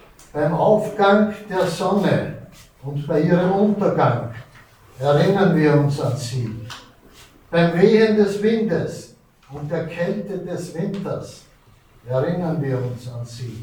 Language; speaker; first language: German; native; German